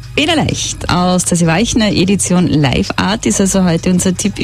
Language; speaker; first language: German; native; German